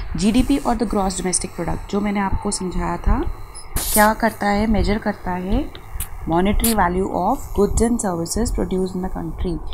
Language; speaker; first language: Hindi; native; Hindi